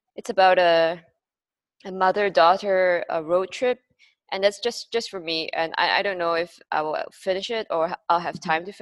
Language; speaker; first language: English; non-native, local second language; Cantonese